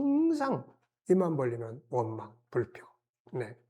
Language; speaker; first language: Korean; native; Korean